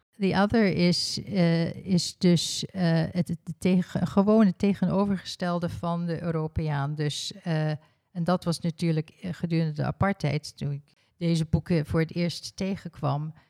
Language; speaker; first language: Dutch; early bilingual, heritage; Dutch